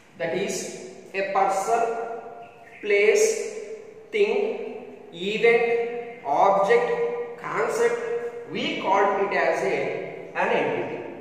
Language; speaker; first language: English; non-native, local second language; Telugu